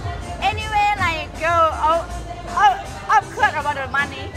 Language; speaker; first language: English; non-native, learner; Thai